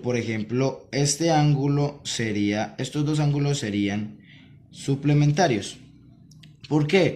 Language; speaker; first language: Spanish; native; Spanish